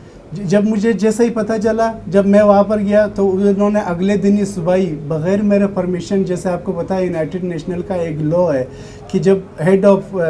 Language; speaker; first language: Hindi; non-native, fluent; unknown